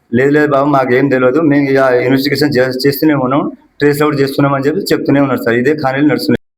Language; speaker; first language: Telugu; non-native, local second language; Lambadi